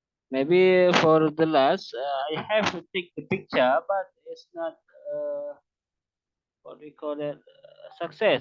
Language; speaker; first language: English; non-native, learner; Indonesian